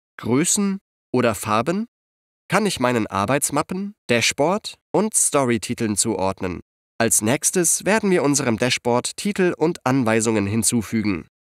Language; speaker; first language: German; native; German